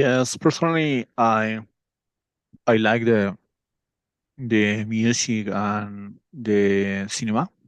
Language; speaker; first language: English; non-native, learner; Spanish